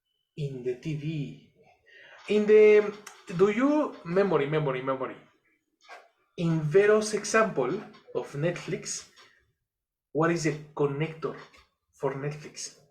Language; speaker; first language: English; non-native, fluent; Spanish